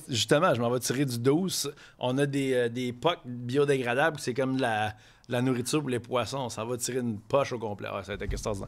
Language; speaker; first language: French; native; French